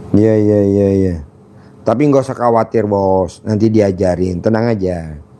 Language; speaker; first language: Indonesian; native; Indonesian